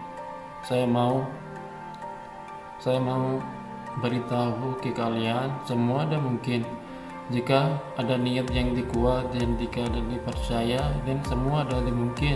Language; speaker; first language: Indonesian; non-native, learner; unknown